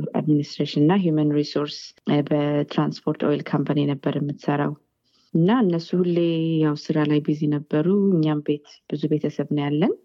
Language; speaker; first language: Amharic; early bilingual, heritage; Amharic